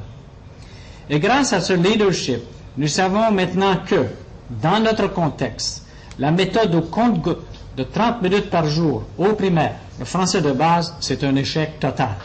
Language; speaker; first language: French; native; French